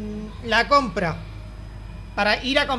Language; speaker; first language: Spanish; native; Spanish